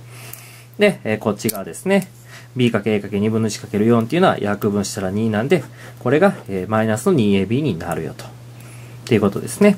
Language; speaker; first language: Japanese; native; Japanese